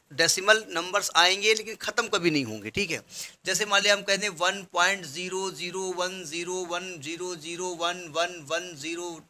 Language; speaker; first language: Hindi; native; Hindi